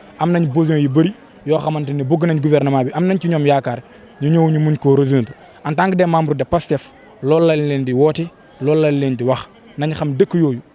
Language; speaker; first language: Wolof; non-native, local second language; Fula